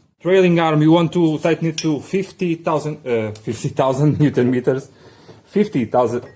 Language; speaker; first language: English; non-native, fluent; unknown